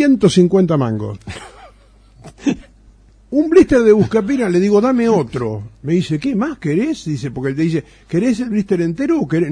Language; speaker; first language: Spanish; native; Spanish